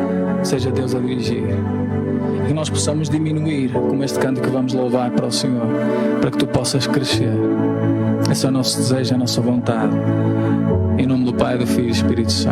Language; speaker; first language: Portuguese; native; Portuguese